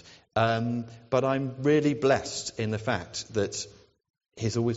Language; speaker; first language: English; native; English